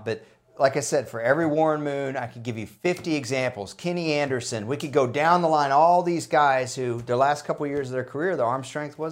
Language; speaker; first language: English; native; English